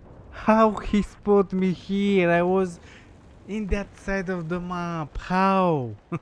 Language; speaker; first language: English; non-native, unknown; Italian